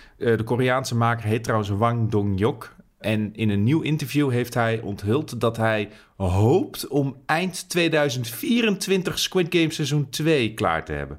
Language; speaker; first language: Dutch; native; Dutch